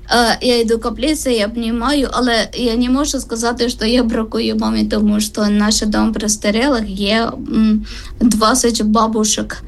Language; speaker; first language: Ukrainian; non-native, learner; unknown